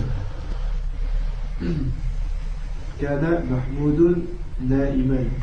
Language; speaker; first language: Arabic; non-native, learner; French